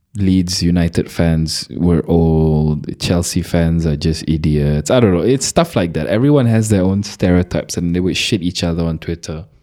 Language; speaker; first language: English; non-native, local second language; Malay